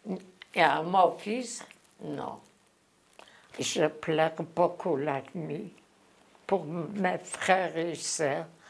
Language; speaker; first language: French; non-native, learner; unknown